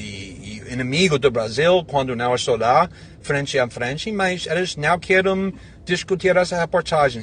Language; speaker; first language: Portuguese; non-native, fluent; English